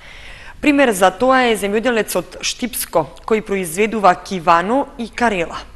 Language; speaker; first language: Macedonian; native; Macedonian